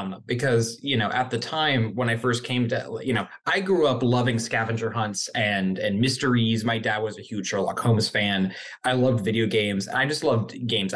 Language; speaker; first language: English; native; English